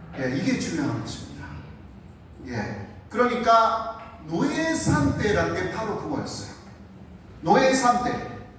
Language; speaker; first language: Korean; non-native, fluent; Japanese